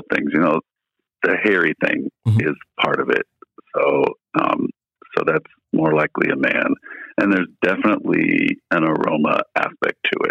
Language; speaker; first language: English; native; English